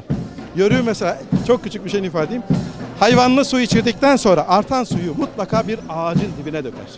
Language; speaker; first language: Turkish; native; Turkish